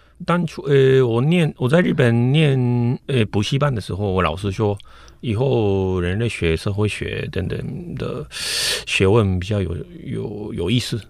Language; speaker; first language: Chinese; non-native, fluent; Japanese